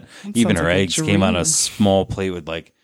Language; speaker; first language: English; native; English